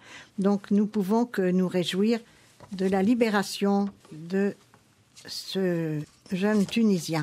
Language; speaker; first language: French; native; French